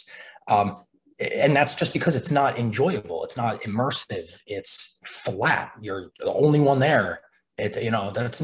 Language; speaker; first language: English; native; English